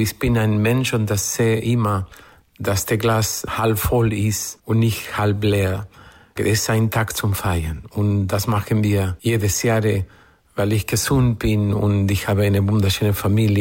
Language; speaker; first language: German; non-native, fluent; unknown